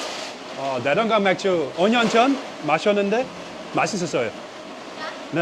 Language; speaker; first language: Korean; non-native, learner; Dutch